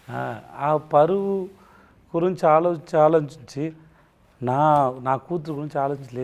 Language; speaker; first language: Telugu; non-native, learner; Tamil